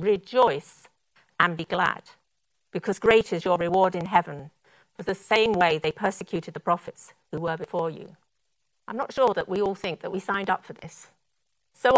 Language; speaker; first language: English; native; English